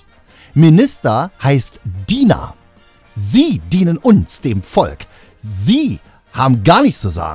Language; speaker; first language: German; native; German